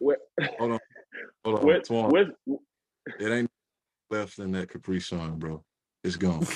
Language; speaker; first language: English; native; English